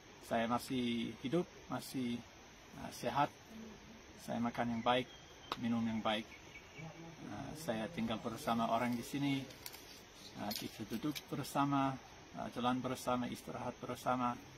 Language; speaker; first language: Indonesian; non-native, learner; English